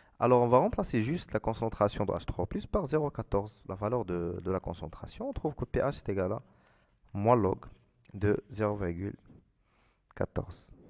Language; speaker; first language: French; non-native, local second language; Arabic